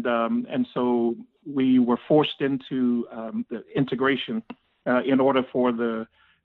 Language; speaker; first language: English; native; English